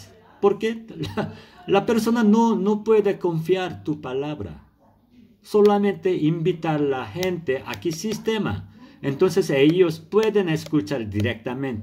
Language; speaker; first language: Spanish; non-native, learner; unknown